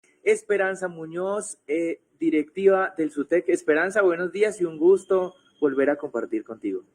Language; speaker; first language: Spanish; native; Spanish